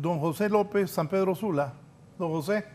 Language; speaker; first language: Spanish; native; Spanish